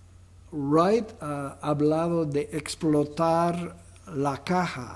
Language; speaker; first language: Spanish; non-native, fluent; English